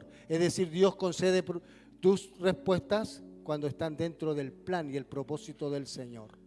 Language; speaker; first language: Spanish; native; Spanish